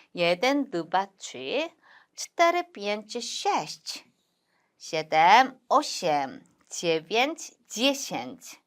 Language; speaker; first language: Polish; non-native, learner; Korean